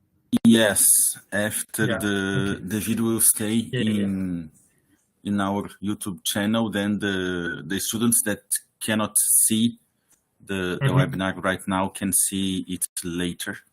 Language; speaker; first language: English; non-native, fluent; Portuguese